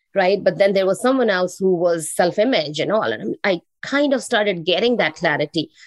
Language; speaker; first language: English; non-native, local second language; Hindi